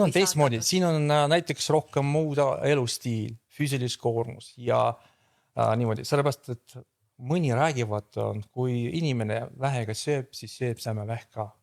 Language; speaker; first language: Estonian; non-native, fluent; Russian